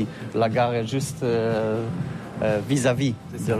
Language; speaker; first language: French; non-native, learner; Polish